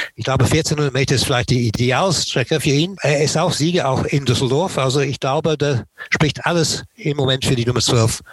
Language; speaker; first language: German; non-native, fluent; English